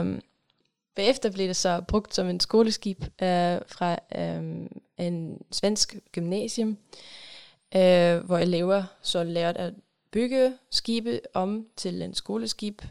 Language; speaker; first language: Danish; non-native, fluent; German